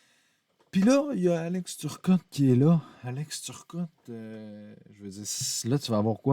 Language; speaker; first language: French; native; French